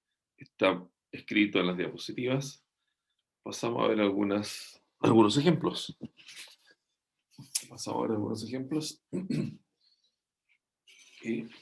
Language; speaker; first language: Spanish; native; Spanish